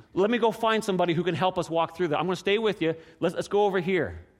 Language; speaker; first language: English; native; English